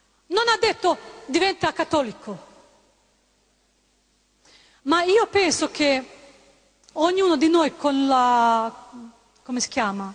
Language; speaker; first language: Italian; non-native, fluent; Croatian